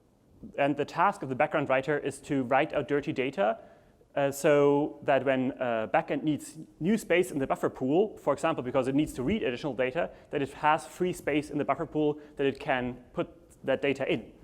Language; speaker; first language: English; non-native, fluent; German